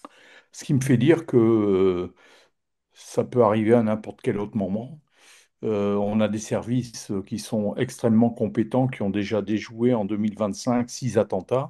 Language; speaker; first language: French; native; French